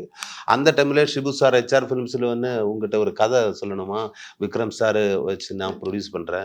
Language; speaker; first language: Tamil; non-native, learner; Malayalam